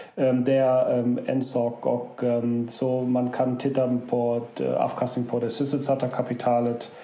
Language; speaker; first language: Swedish; non-native, fluent; German